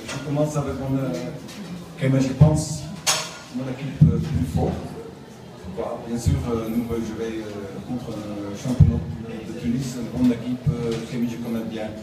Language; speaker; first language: French; non-native, learner; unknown